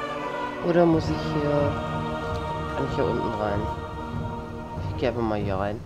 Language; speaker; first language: German; native; German